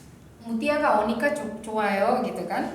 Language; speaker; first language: Korean; non-native, fluent; Indonesian